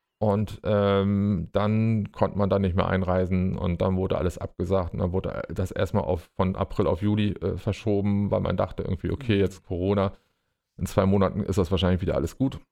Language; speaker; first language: German; native; German